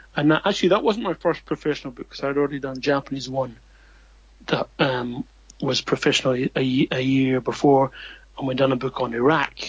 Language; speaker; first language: English; native; English